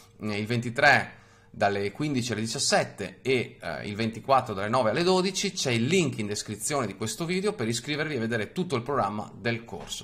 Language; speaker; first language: Italian; native; Italian